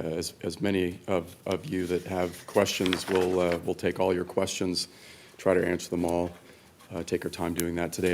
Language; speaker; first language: English; native; English